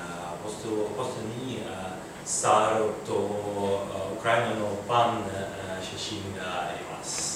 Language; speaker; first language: Japanese; non-native, learner; Ukrainian